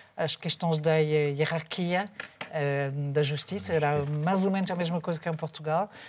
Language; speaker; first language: Portuguese; non-native, fluent; French